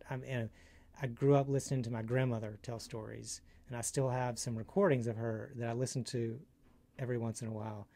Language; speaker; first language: English; native; English